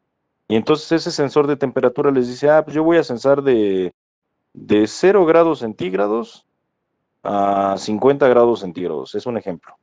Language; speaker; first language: Spanish; native; Spanish